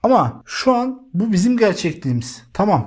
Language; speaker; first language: Turkish; native; Turkish